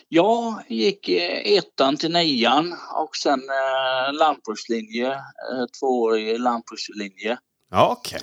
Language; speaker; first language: Swedish; native; Swedish